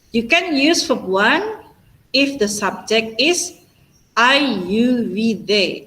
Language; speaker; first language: English; non-native, fluent; Indonesian